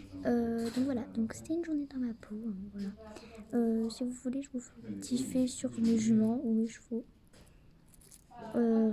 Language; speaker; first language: French; native; French